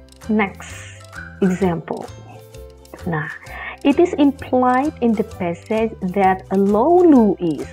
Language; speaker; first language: English; non-native, fluent; Indonesian